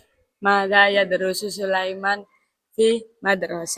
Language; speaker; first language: Arabic; non-native, learner; Indonesian